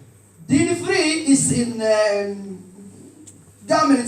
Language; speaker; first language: Swedish; non-native, fluent; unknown